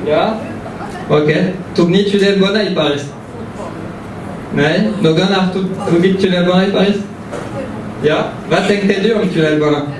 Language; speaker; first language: Swedish; early bilingual, heritage; French